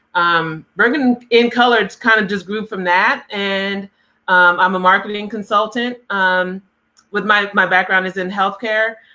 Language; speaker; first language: English; native; English